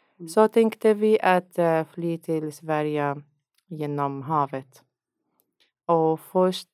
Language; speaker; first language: Swedish; non-native, learner; Arabic